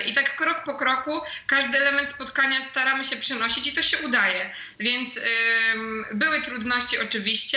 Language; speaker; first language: Polish; native; Polish